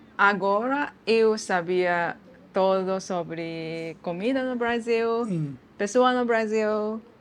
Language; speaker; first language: Portuguese; non-native, learner; Japanese